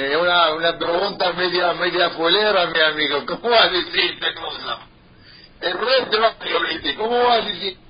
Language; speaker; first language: Spanish; non-native, learner; Arabic